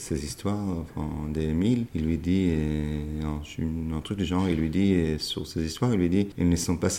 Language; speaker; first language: French; non-native, fluent; Hebrew